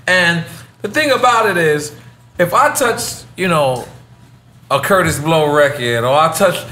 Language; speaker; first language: English; native; English